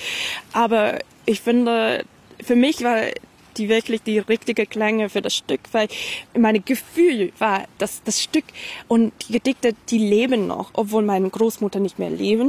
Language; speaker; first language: German; non-native, fluent; English